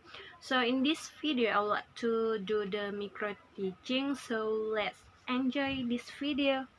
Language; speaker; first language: English; non-native, learner; Indonesian